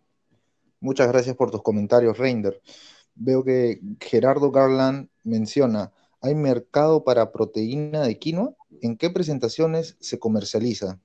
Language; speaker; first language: Spanish; native; Spanish